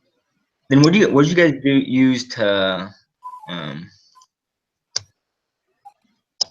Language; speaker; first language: English; native; English